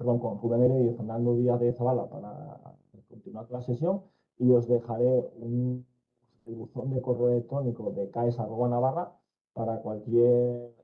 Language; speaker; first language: Spanish; native; Spanish